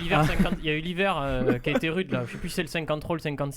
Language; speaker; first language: French; native; French